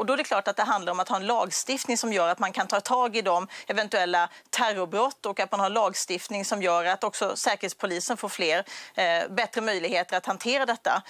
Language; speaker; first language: Swedish; native; Swedish